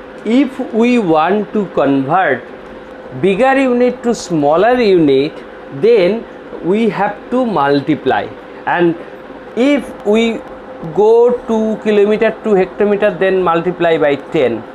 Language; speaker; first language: English; non-native, local second language; Bangla